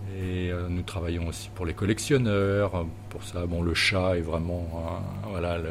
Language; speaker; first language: French; native; French